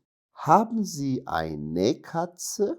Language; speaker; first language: German; non-native, fluent; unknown